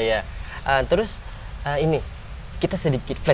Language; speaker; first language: Indonesian; native; Indonesian